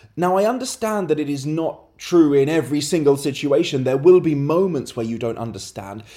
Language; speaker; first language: English; native; English